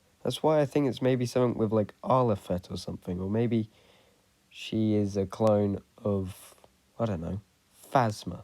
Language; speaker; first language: English; native; English